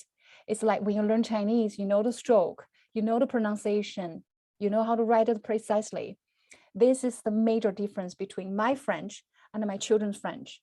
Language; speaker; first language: English; non-native, fluent; Chinese